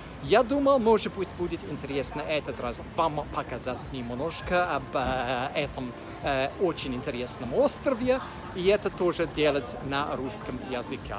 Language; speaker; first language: Russian; non-native, fluent; English